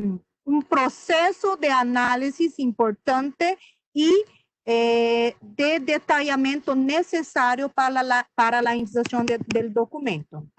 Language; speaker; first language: Spanish; non-native, fluent; Portuguese